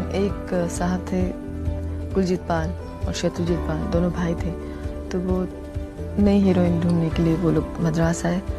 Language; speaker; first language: Hindi; non-native, local second language; Tamil